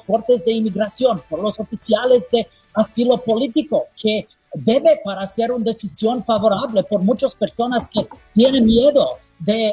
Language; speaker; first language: Spanish; non-native, fluent; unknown